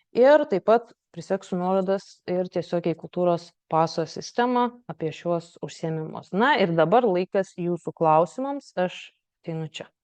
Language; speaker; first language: Lithuanian; native; Lithuanian